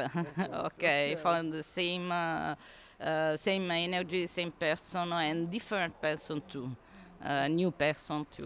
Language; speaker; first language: English; non-native, learner; Italian